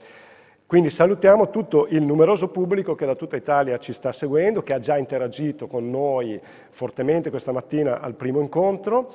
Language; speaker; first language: Italian; native; Italian